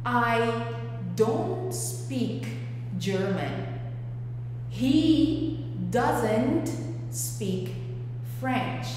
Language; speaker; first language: English; non-native, fluent; Spanish